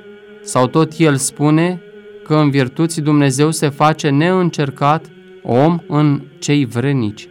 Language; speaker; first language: Romanian; native; Romanian